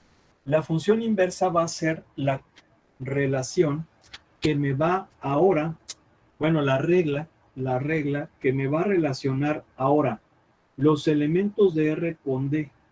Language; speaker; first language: Spanish; native; Spanish